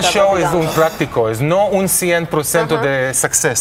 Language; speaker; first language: Spanish; non-native, learner; Hebrew